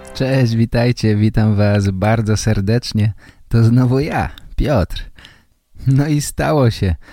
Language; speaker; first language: Polish; native; Polish